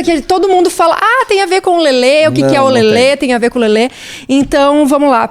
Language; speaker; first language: Portuguese; native; Portuguese